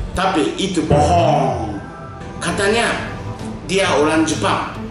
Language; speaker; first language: Indonesian; non-native, learner; Japanese